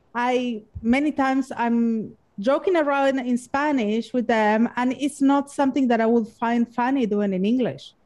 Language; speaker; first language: English; non-native, fluent; Spanish